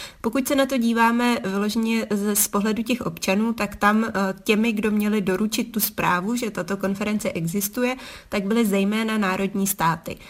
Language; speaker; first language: Czech; native; Czech